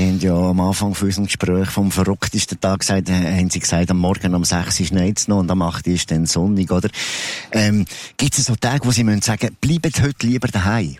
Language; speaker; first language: German; native; German